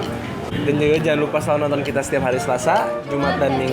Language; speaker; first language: Indonesian; native; Indonesian